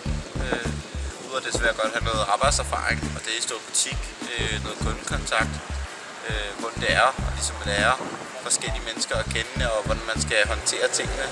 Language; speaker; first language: Danish; native; Danish